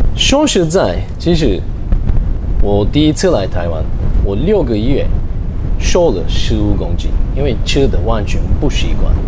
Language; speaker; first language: Chinese; non-native, fluent; Turkish